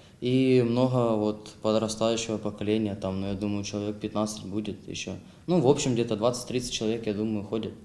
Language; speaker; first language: Russian; non-native, local second language; Ukrainian